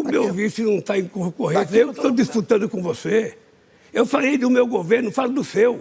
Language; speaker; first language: Portuguese; native; Portuguese